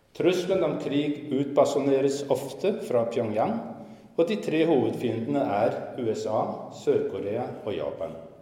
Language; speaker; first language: Norwegian; native; Norwegian